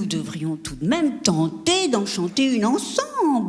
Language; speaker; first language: French; native; French